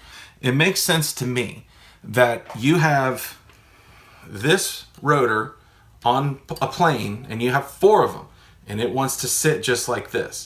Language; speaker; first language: English; native; English